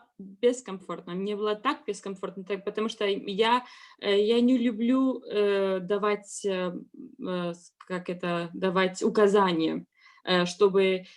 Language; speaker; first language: Russian; non-native, learner; Georgian